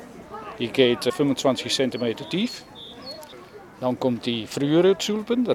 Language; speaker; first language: German; non-native, learner; Dutch